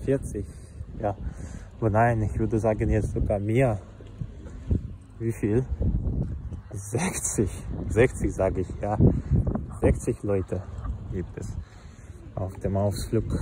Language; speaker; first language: German; non-native, fluent; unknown